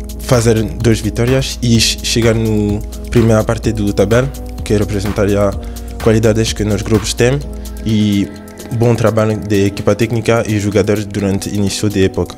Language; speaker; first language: Portuguese; early bilingual, heritage; French